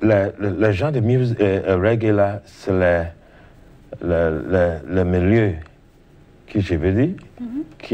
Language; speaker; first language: French; non-native, learner; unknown